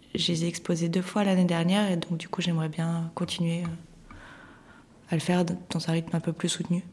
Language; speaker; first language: French; early bilingual, other home language; Russian